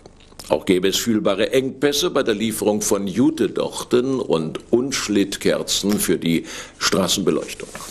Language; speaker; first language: German; native; German